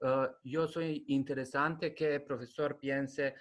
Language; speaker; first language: Spanish; non-native, learner; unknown